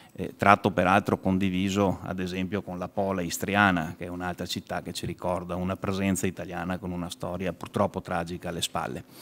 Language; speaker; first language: Italian; native; Italian